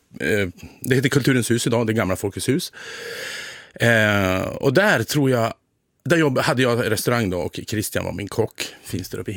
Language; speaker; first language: Swedish; native; Swedish